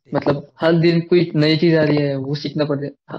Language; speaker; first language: Hindi; non-native, local second language; Marathi